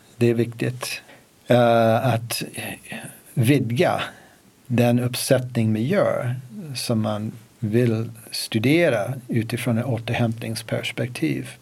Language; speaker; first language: Swedish; non-native, fluent; English